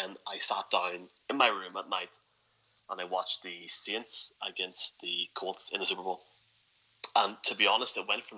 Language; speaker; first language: English; native; English